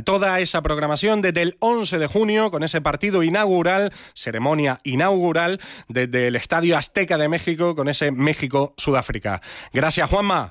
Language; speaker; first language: Spanish; native; Spanish